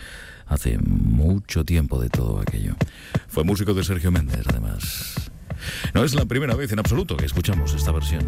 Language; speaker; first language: Spanish; native; Spanish